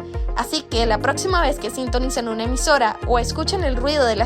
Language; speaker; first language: Spanish; native; Spanish